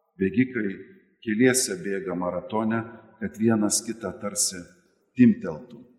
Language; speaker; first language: Lithuanian; native; Lithuanian